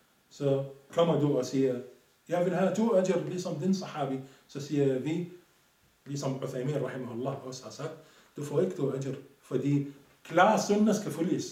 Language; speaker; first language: Danish; non-native, fluent; Arabic